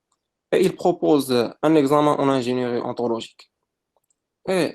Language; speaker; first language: French; non-native, local second language; Arabic